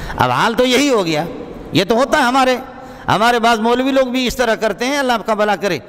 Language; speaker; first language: Urdu; non-native, local second language; Brahui